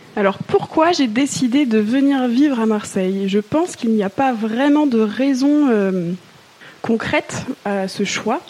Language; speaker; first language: French; native; French